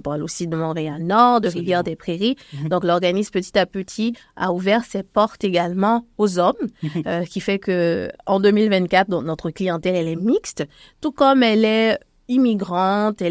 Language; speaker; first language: French; native; French